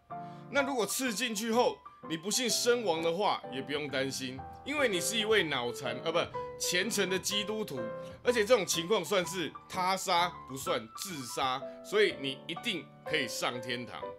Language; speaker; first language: Chinese; native; Chinese